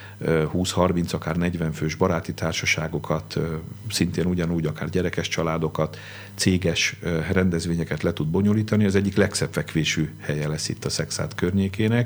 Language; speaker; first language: Hungarian; native; Hungarian